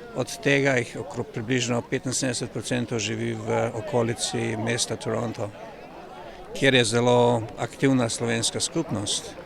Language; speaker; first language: Slovenian; native; Slovenian